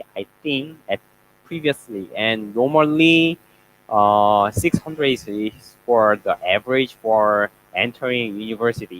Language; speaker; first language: English; non-native, learner; Korean